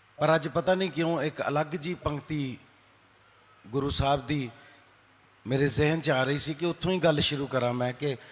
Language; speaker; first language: Punjabi; native; Punjabi